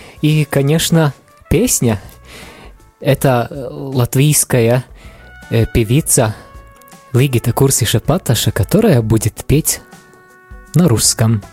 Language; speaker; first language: Russian; non-native, local second language; Latvian